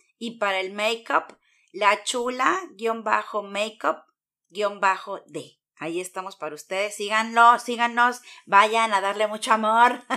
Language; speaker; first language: Spanish; native; Spanish